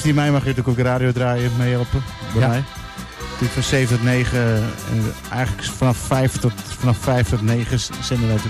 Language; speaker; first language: Dutch; native; Dutch